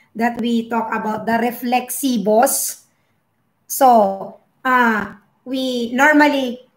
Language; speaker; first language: English; non-native, local second language; Filipino